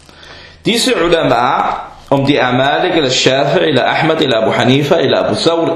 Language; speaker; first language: Danish; early bilingual, other home language; Arabic